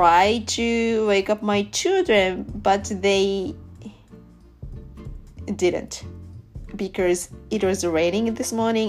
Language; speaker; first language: English; non-native, learner; Japanese